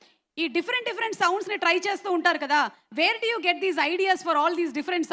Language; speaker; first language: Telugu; native; Telugu